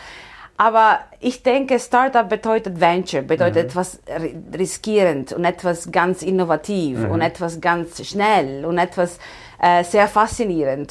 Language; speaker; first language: German; non-native, fluent; Italian